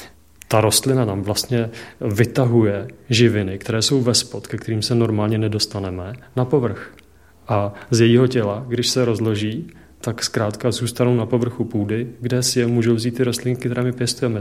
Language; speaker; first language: Czech; native; Czech